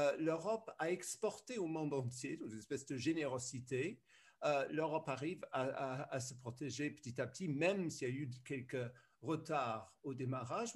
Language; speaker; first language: French; early bilingual, other home language; English